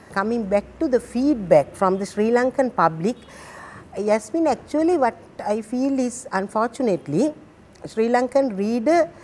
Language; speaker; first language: English; non-native, local second language; Sinhala